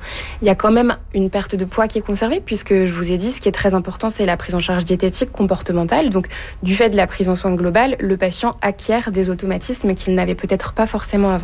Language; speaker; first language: French; native; French